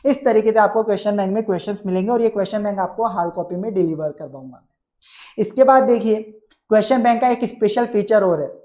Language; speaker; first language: Hindi; native; Hindi